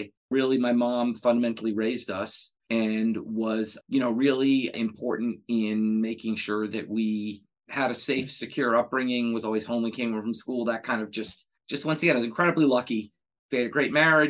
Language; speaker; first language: English; native; English